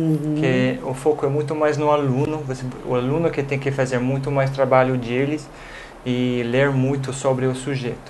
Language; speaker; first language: Portuguese; non-native, fluent; English